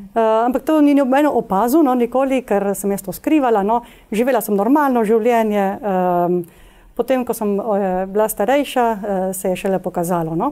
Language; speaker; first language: Slovenian; early bilingual, heritage; Slovenian